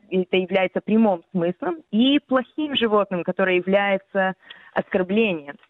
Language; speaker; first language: Russian; early bilingual, heritage; Russian